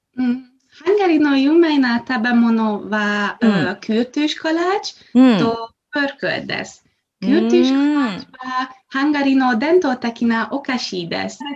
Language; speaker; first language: Japanese; non-native, learner; Hungarian